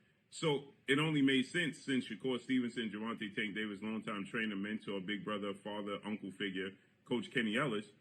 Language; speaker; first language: English; native; English